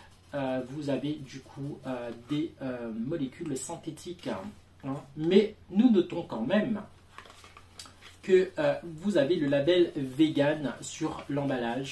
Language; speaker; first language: French; native; French